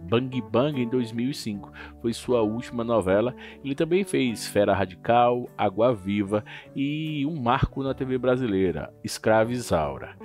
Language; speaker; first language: Portuguese; native; Portuguese